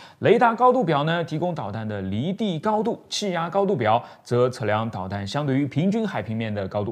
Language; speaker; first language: Chinese; native; Chinese